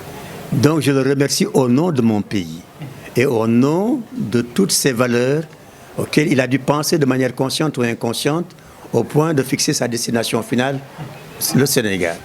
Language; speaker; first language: French; non-native, local second language; Wolof